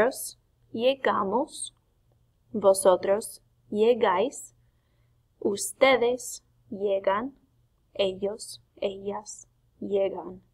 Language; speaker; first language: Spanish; non-native, fluent; English